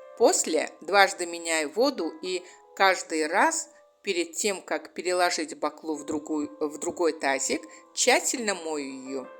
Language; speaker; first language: Russian; non-native, local second language; Azerbaijani